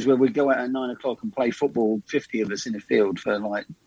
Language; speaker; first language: English; native; English